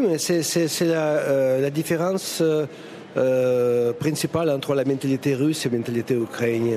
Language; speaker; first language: French; non-native, fluent; Russian